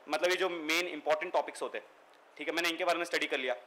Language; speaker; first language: Hindi; native; Hindi